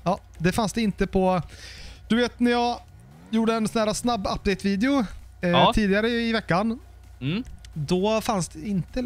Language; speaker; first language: Swedish; native; Swedish